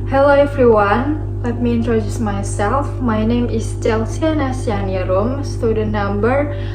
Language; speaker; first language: English; non-native, learner; Indonesian